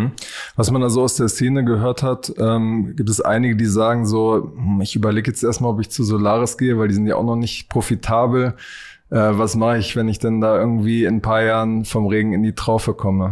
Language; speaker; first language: German; native; German